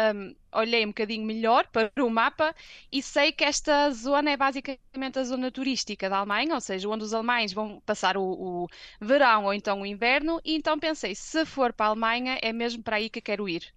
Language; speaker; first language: Portuguese; native; Portuguese